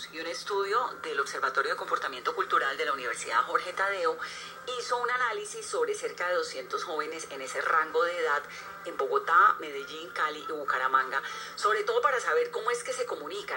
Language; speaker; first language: Spanish; native; Spanish